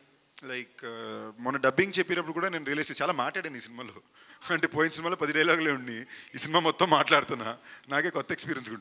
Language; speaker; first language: Telugu; native; Telugu